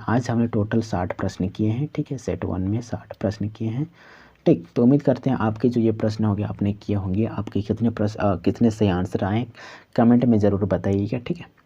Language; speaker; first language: Hindi; non-native, local second language; Santali